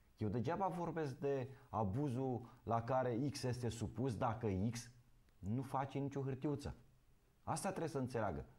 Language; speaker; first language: Romanian; native; Romanian